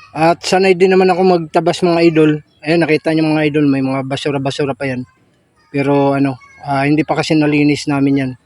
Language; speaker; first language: Filipino; non-native, local second language; Cebuano